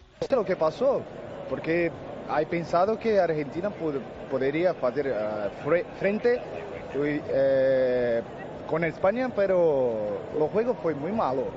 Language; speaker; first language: Spanish; non-native, learner; Portuguese